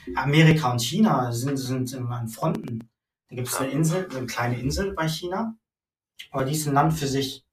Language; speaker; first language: German; native; German